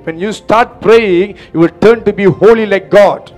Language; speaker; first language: English; non-native, local second language; Tamil